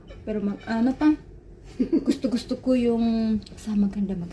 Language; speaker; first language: Filipino; non-native, learner; Indonesian